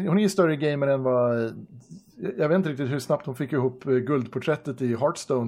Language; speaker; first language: Swedish; native; Swedish